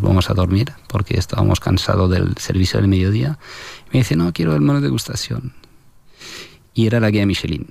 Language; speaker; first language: Spanish; non-native, fluent; French